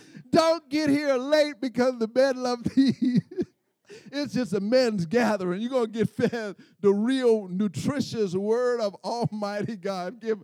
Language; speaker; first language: English; native; English